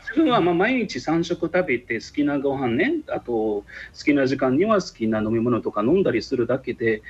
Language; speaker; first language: Japanese; non-native, fluent; Arabic